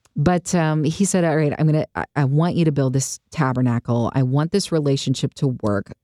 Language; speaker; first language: English; native; English